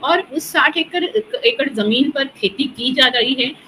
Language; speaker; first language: Hindi; non-native, local second language; Marathi